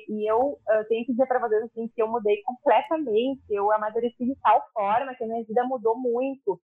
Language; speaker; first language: Portuguese; native; Portuguese